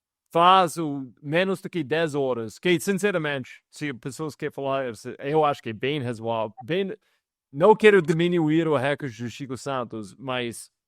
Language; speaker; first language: Portuguese; non-native, fluent; English